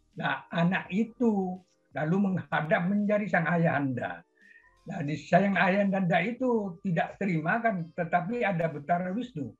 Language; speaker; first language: Indonesian; non-native, local second language; Madurese